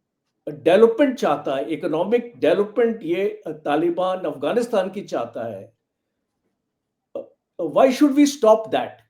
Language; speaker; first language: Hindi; native; Hindi